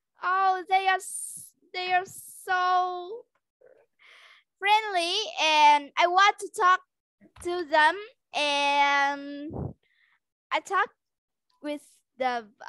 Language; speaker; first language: English; non-native, learner; Vietnamese